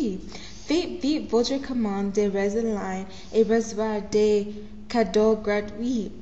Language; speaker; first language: French; non-native, learner; English